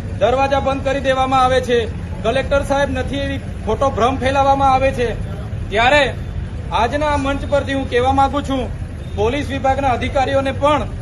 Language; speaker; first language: Gujarati; non-native, local second language; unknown